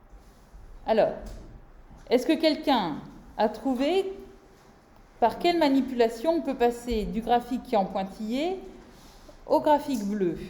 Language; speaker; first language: French; native; French